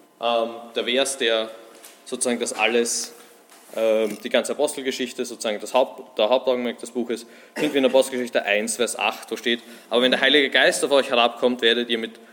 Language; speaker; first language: German; native; German